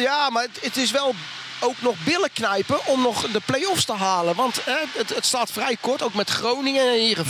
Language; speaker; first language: Dutch; native; Dutch